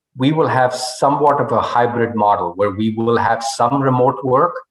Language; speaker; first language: English; non-native, local second language; Hindi